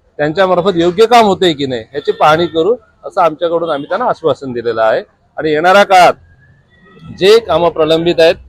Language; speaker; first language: Marathi; native; Marathi